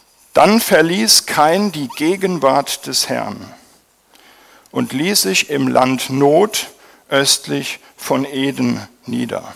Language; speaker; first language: German; native; German